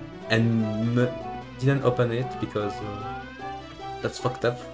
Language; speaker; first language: English; non-native, fluent; French